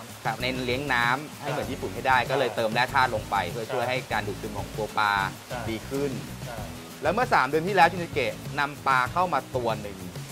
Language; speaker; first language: Thai; native; Thai